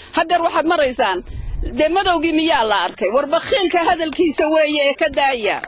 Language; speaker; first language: Somali; native; Somali